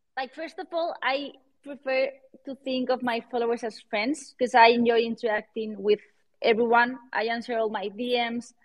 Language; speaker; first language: English; non-native, fluent; Spanish